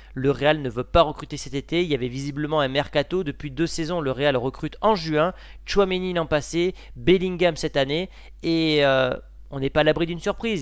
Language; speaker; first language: French; native; French